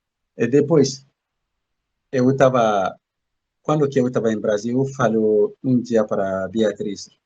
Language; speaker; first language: Portuguese; non-native, learner; Bambara